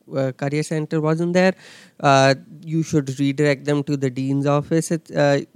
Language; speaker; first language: English; non-native, local second language; Hindi